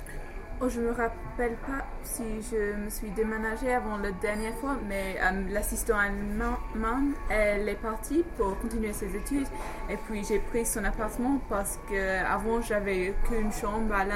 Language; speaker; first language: French; non-native, fluent; English